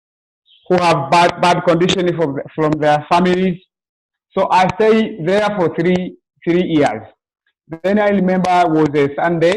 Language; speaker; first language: English; non-native, local second language; Swahili